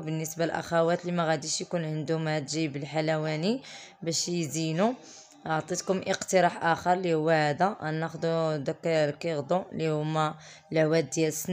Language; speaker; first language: Arabic; native; Arabic